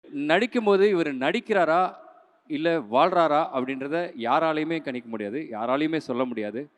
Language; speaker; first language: Tamil; native; Tamil